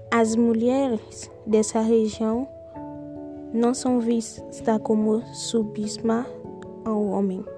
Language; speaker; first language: Portuguese; non-native, learner; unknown